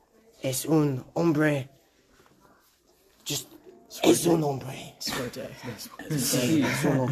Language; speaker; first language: Spanish; non-native, learner; English